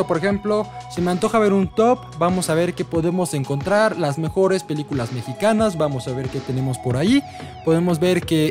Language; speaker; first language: Spanish; native; Spanish